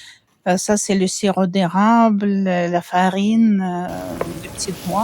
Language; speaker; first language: French; non-native, fluent; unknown